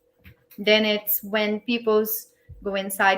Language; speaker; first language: English; non-native, learner; Portuguese